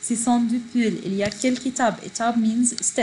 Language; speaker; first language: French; non-native, fluent; Arabic